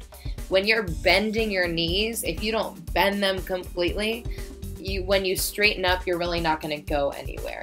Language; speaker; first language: English; native; English